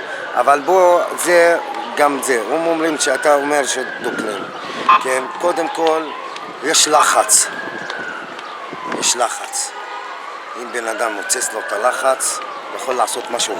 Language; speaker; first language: Hebrew; non-native, local second language; Arabic